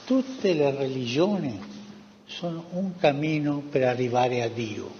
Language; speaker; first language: Italian; early bilingual, heritage; Spanish